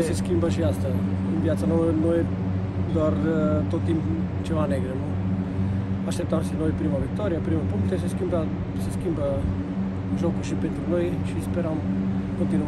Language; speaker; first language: Romanian; non-native, learner; Macedonian